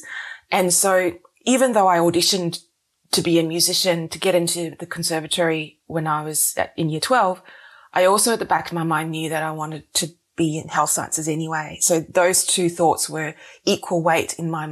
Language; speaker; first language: English; native; English